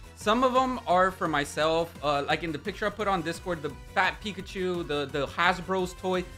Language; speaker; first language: English; non-native, fluent; Spanish